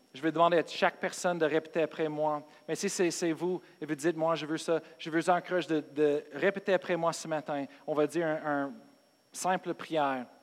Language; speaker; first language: French; non-native, fluent; English